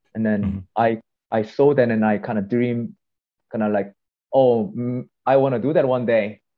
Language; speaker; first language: English; non-native, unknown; Korean